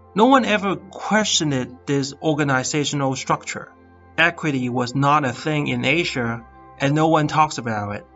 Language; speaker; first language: English; non-native, fluent; Cantonese